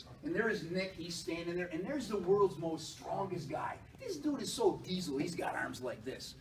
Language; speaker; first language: English; native; English